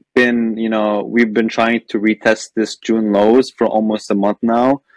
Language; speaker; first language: English; non-native, fluent; Arabic